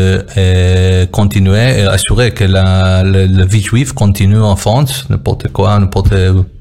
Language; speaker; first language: French; non-native, learner; Hebrew